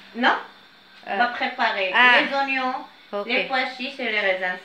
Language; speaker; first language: French; non-native, fluent; Arabic